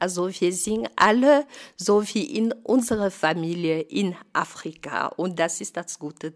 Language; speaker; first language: German; non-native, fluent; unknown